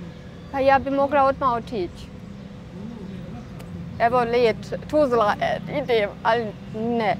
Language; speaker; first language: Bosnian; early bilingual, heritage; Bosnian